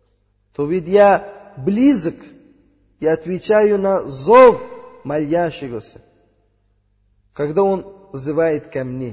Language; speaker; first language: Russian; non-native, learner; Uzbek